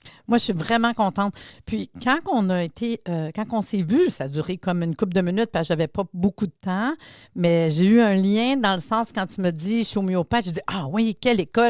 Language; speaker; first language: French; native; French